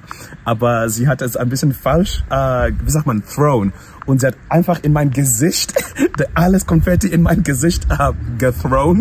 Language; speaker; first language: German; non-native, learner; English